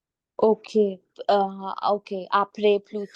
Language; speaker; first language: French; non-native, learner; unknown